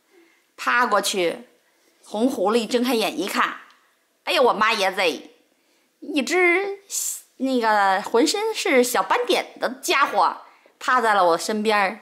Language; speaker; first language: Chinese; native; Chinese